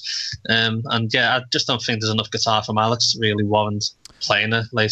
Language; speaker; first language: English; native; English